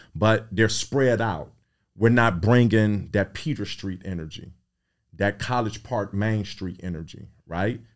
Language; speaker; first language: English; native; English